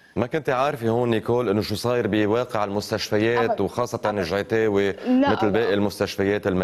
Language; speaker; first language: Arabic; native; Arabic